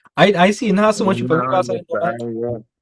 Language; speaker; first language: English; native; English